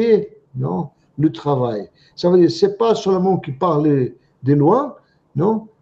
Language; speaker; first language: French; non-native, fluent; Portuguese